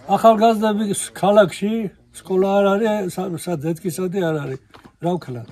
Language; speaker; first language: Georgian; non-native, local second language; Armenian